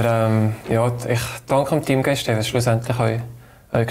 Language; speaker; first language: German; native; German